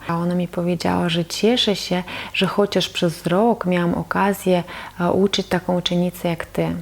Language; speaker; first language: Polish; non-native, fluent; Russian